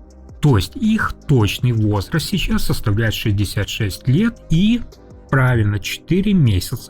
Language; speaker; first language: Russian; native; Russian